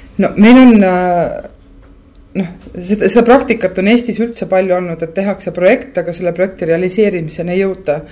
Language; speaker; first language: Estonian; native; Estonian